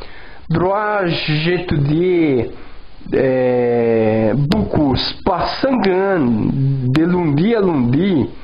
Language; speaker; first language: French; non-native, learner; Portuguese